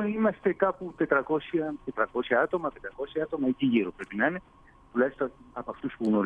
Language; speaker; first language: Greek; early bilingual, heritage; Greek